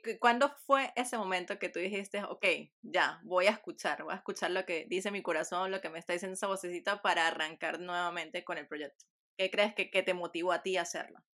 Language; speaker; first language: Spanish; native; Spanish